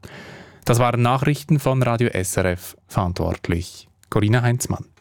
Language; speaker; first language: German; native; German